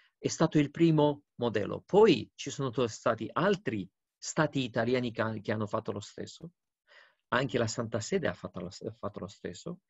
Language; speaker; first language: Italian; non-native, fluent; Romanian